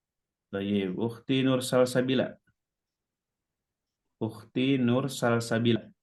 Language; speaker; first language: Indonesian; native; Indonesian